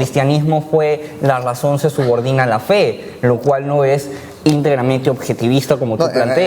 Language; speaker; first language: Spanish; native; Spanish